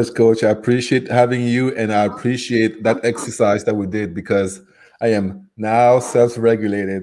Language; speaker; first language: English; non-native, local second language; French